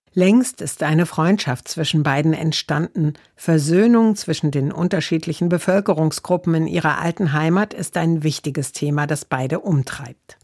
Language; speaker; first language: German; native; German